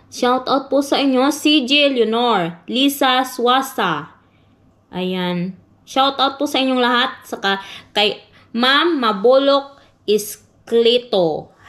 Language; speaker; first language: Filipino; non-native, local second language; Cebuano